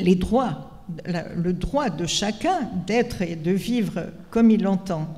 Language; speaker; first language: French; non-native, local second language; Arabic